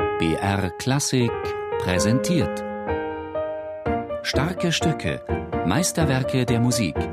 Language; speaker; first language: German; native; German